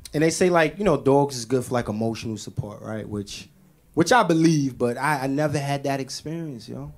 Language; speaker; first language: English; native; English